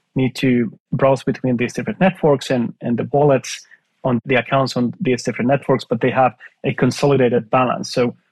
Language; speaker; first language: English; non-native, fluent; Finnish